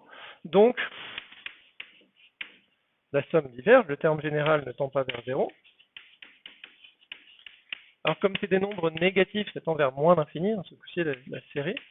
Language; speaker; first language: French; native; French